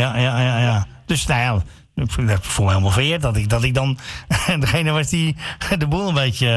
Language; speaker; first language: Dutch; native; Dutch